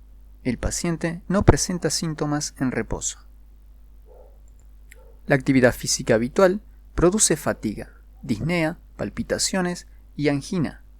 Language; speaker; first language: Spanish; native; Spanish